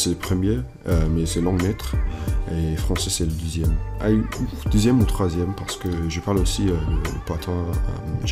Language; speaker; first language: French; non-native, learner; English